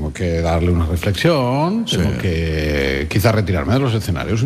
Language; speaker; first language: Spanish; native; Spanish